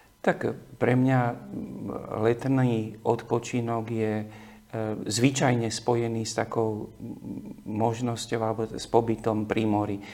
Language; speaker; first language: Slovak; native; Slovak